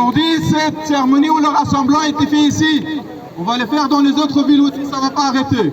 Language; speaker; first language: French; non-native, fluent; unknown